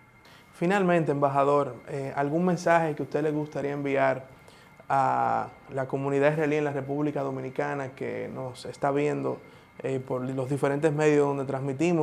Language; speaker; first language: Spanish; native; Spanish